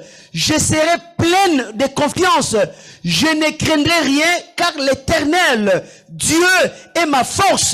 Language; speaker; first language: French; non-native, local second language; Lingala